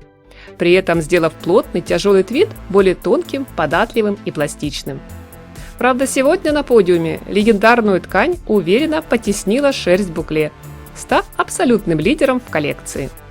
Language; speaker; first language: Russian; native; Russian